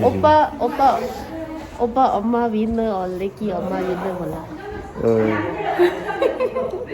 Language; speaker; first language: Korean; non-native, learner; Thai